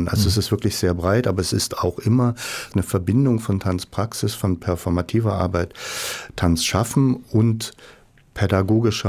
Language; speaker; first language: German; native; German